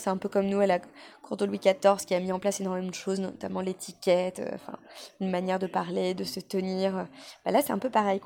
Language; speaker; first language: French; native; French